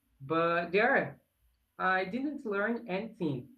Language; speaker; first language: English; non-native, learner; Portuguese